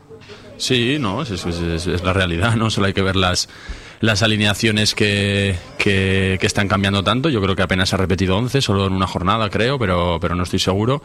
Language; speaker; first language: Spanish; native; Spanish